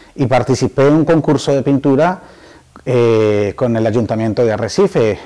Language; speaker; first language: Spanish; native; Spanish